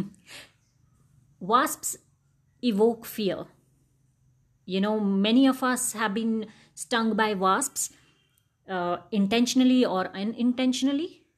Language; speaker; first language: English; non-native, local second language; Dogri